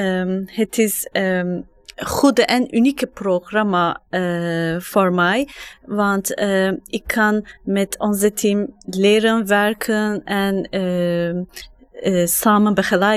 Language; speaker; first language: Dutch; non-native, learner; Turkish